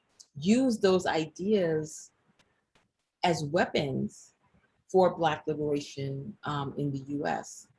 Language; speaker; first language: English; native; English